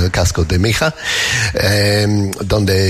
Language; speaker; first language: Spanish; non-native, learner; English